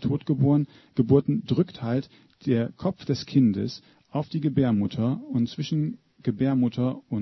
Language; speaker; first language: German; native; German